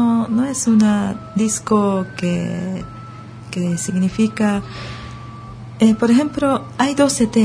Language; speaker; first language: Spanish; non-native, learner; Japanese